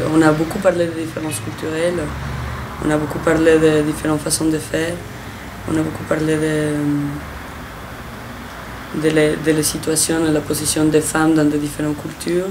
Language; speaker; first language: French; non-native, fluent; Spanish